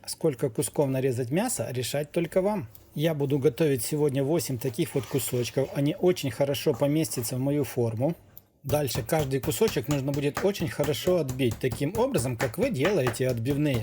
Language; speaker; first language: Russian; native; Russian